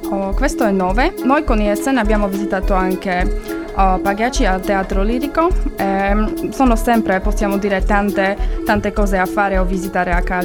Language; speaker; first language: Italian; non-native, learner; Slovak